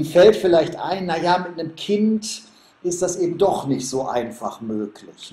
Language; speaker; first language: German; native; German